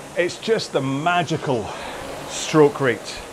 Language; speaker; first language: English; native; English